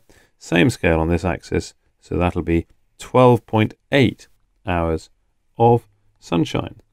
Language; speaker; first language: English; native; English